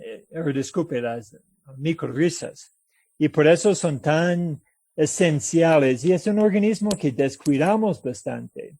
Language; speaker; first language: Spanish; non-native, fluent; English